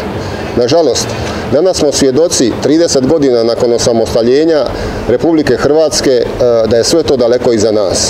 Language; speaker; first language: Serbian; native; Serbian